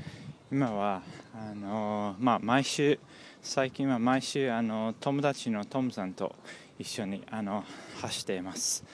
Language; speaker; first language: Japanese; non-native, learner; English